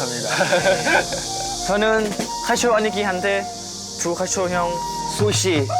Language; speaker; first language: Korean; non-native, learner; Japanese